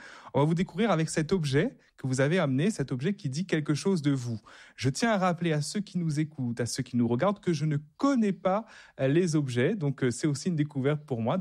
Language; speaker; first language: French; native; French